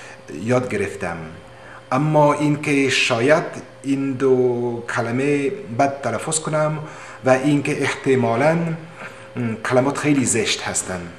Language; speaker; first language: Persian; non-native, learner; French